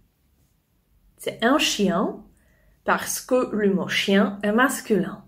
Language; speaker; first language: French; non-native, fluent; Polish